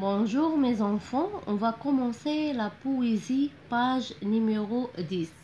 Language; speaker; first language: French; non-native, local second language; Arabic